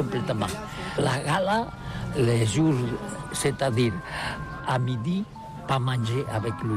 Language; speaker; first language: French; non-native, learner; Catalan